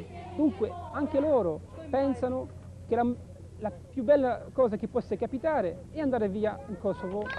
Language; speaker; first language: Italian; non-native, fluent; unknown